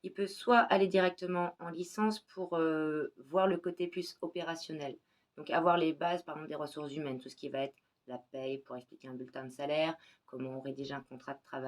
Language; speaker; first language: French; native; French